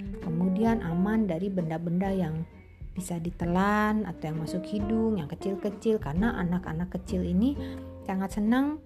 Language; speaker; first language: Indonesian; native; Indonesian